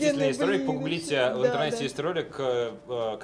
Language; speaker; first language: Russian; native; Russian